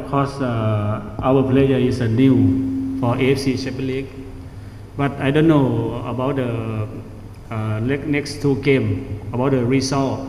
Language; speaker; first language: English; non-native, learner; Thai